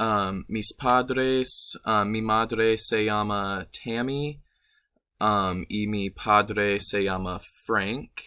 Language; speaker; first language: Spanish; non-native, learner; English